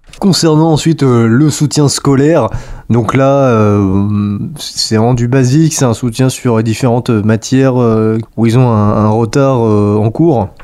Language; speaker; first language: French; native; French